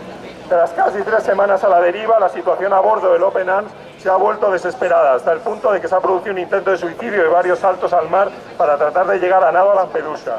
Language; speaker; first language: Spanish; native; Spanish